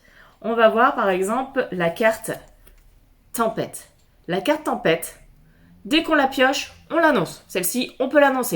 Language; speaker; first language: French; native; French